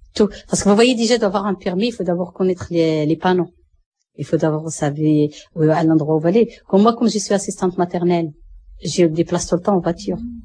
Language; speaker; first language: French; non-native, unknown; Arabic